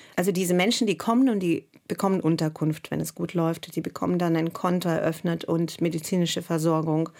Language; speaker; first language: German; non-native, fluent; Russian